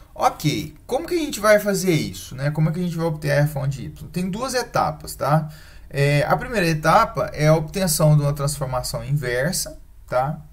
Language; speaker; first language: Portuguese; native; Portuguese